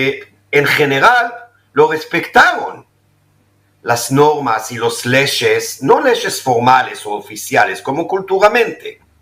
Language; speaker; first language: Spanish; non-native, fluent; Hebrew